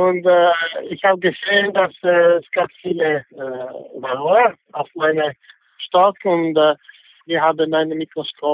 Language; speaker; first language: German; non-native, fluent; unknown